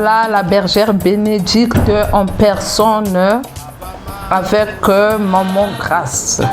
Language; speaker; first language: French; non-native, local second language; Lingala